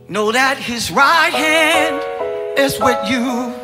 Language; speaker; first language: English; non-native, local second language; Ga